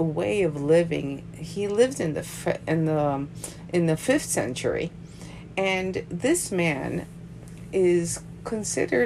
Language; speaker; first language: English; native; English